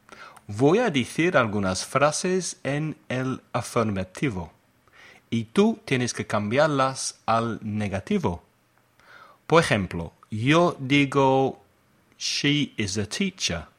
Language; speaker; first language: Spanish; non-native, fluent; English